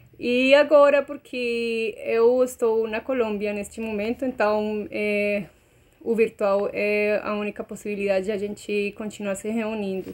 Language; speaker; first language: Portuguese; non-native, fluent; Spanish